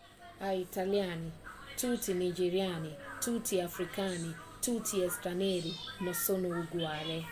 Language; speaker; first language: Italian; non-native, fluent; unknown